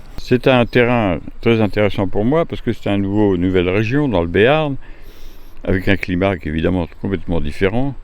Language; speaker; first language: French; native; French